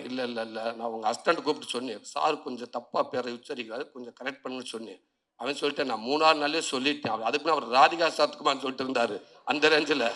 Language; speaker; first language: Tamil; native; Tamil